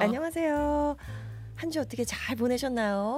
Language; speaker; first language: Korean; native; Korean